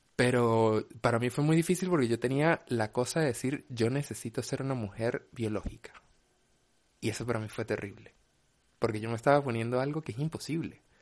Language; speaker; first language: Spanish; native; Spanish